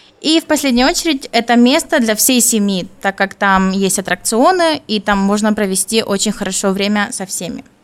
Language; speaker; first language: Russian; non-native, learner; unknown